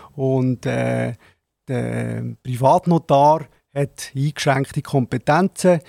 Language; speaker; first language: German; native; German